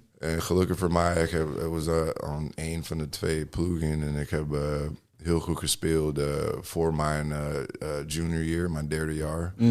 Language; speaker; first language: Dutch; non-native, fluent; English